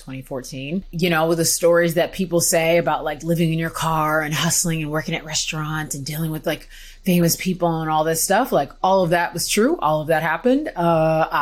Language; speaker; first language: English; native; English